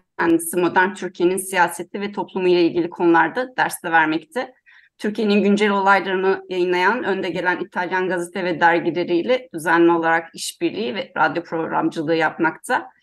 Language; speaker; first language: Turkish; non-native, learner; Italian